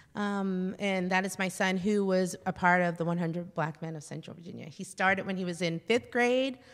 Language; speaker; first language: English; native; English